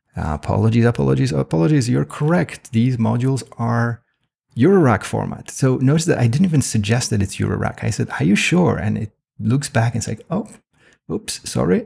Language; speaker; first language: English; non-native, fluent; Polish